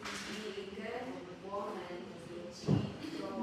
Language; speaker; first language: Chinese; non-native, learner; Filipino